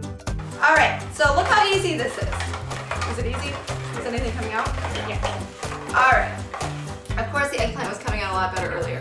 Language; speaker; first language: English; native; English